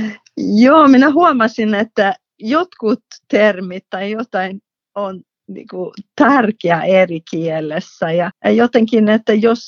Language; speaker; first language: Finnish; non-native, fluent; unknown